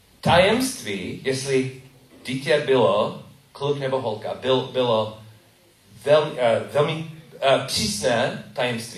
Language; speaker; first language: Czech; non-native, learner; English